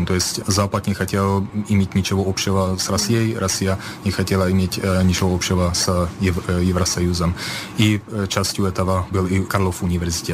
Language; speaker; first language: Russian; non-native, fluent; Czech